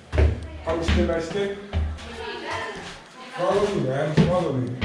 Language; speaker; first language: English; non-native, learner; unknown